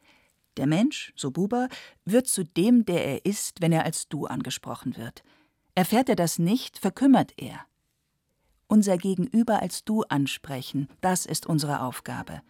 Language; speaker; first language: German; native; German